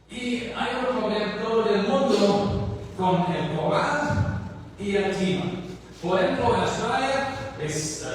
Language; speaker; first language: Spanish; non-native, learner; English